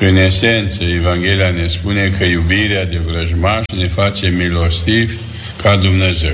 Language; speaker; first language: Romanian; native; Romanian